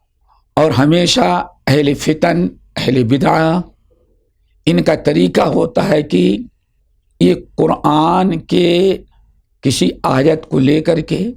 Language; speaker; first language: Urdu; native; Urdu